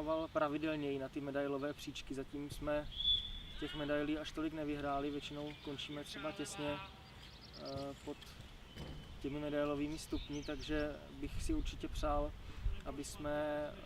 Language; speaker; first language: Czech; native; Czech